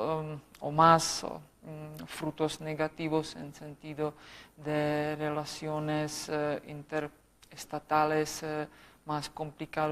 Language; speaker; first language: Spanish; non-native, fluent; Czech